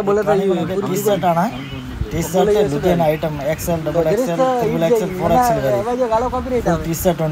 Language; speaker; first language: Malayalam; non-native, local second language; Hindi